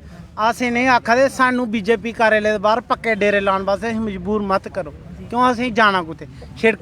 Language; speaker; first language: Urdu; non-native, local second language; Dogri